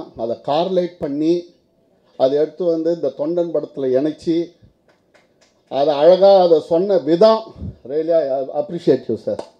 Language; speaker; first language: Tamil; native; Tamil